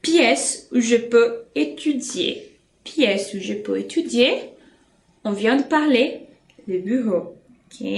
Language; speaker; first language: French; non-native, fluent; Portuguese